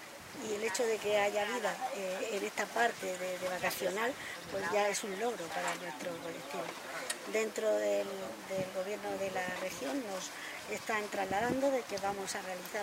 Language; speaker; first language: Spanish; native; Spanish